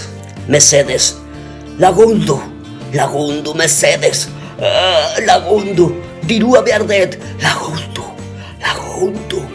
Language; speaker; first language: Basque; non-native, local second language; Spanish